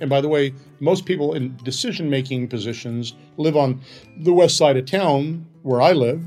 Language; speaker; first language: English; native; English